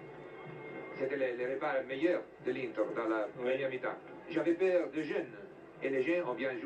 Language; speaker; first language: French; non-native, fluent; Italian